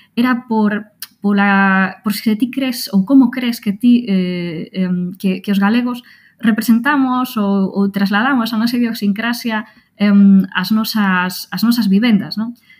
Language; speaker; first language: Galician; non-native, local second language; Spanish